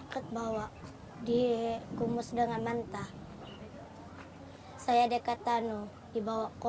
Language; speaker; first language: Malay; early bilingual, other home language; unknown